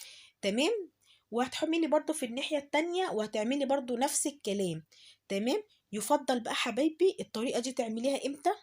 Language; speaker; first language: Arabic; native; Arabic